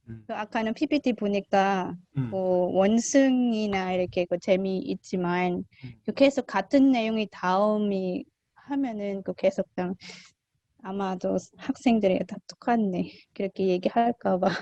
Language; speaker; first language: Korean; non-native, learner; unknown